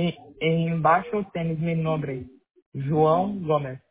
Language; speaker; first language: Spanish; non-native, learner; Portuguese